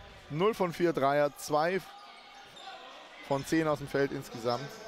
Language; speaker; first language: German; native; German